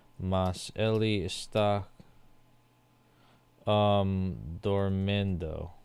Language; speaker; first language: Portuguese; non-native, learner; English